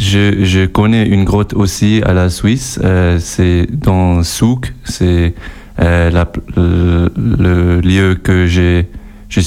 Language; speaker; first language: French; non-native, local second language; German